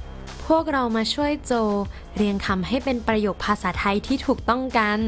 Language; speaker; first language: Thai; native; Thai